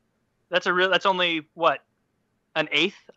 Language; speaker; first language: English; native; English